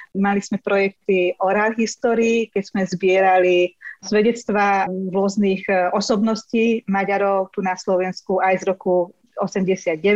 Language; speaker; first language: Slovak; non-native, local second language; Hungarian